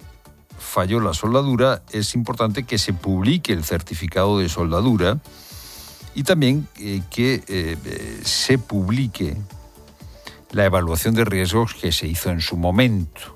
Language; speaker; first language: Spanish; native; Spanish